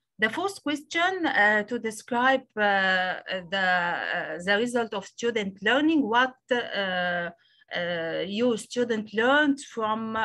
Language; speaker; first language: English; non-native, local second language; Arabic